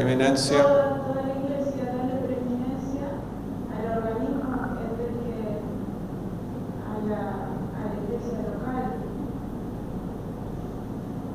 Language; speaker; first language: Spanish; native; Spanish